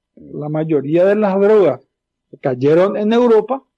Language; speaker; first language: Spanish; native; Spanish